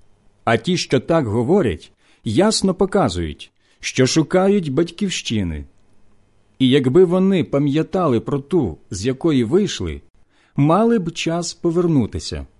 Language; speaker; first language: Ukrainian; native; Ukrainian